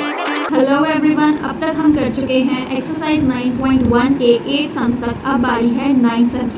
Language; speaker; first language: Hindi; native; Hindi